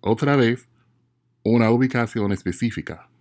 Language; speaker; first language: Spanish; non-native, fluent; English